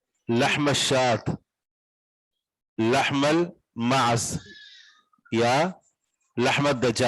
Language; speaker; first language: Arabic; non-native, fluent; Urdu